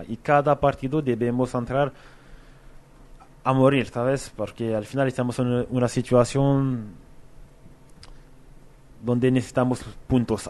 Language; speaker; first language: Spanish; non-native, fluent; French